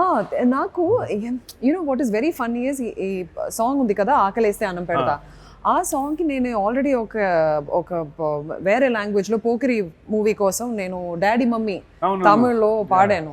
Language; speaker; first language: Telugu; non-native, fluent; Malayalam